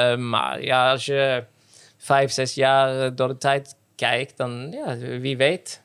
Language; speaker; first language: Dutch; non-native, fluent; Norwegian